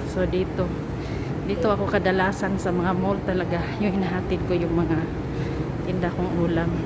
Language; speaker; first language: Filipino; non-native, local second language; Cebuano